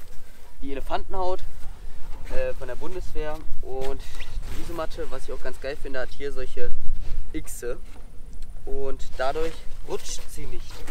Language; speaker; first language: German; native; German